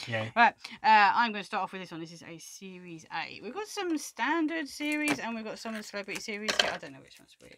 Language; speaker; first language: English; native; English